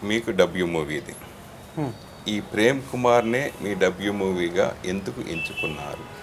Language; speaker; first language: Telugu; native; Telugu